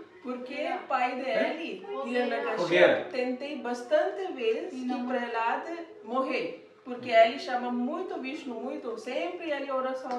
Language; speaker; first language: Portuguese; non-native, learner; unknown